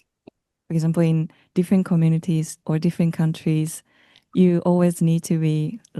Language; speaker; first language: English; non-native, learner; Japanese